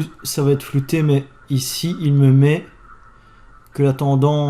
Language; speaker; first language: French; native; French